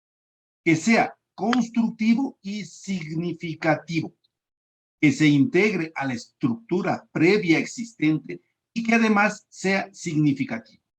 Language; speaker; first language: Spanish; native; Spanish